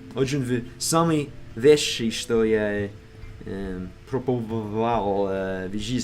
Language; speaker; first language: Russian; non-native, learner; English